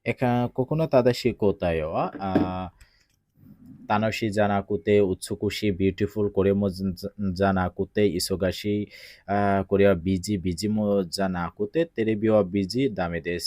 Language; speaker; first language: Japanese; non-native, learner; Bangla